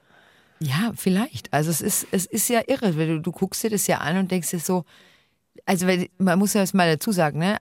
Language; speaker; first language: German; native; German